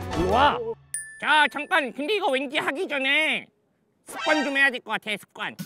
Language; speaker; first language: Korean; native; Korean